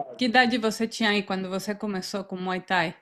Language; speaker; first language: Portuguese; non-native, fluent; Spanish